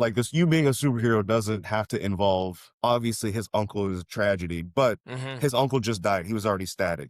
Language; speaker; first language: English; native; English